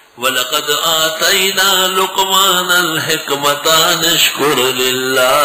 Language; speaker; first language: Urdu; non-native, local second language; Pashto